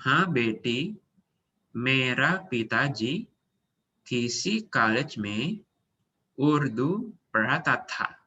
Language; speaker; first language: Hindi; non-native, fluent; Indonesian